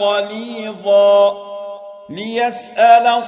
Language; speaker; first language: Arabic; native; Arabic